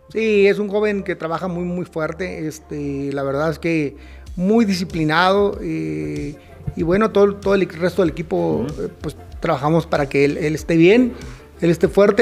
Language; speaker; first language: Spanish; native; Spanish